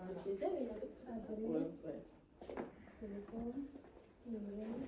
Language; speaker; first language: French; non-native, learner; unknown